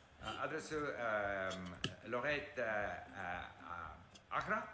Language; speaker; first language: Arabic; non-native, learner; English